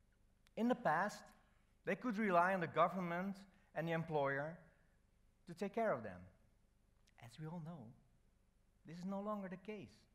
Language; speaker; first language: English; non-native, fluent; Dutch